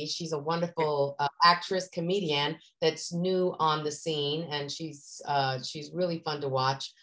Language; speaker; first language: English; native; English